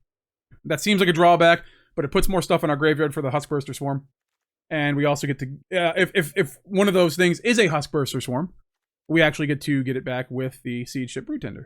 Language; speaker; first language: English; native; English